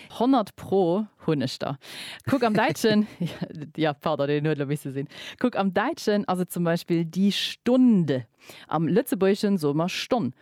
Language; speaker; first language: Luxembourgish; native; Luxembourgish